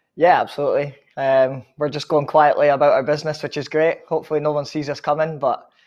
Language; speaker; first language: English; native; English